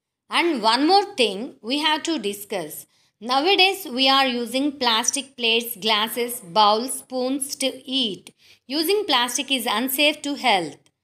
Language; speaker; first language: English; non-native, local second language; Telugu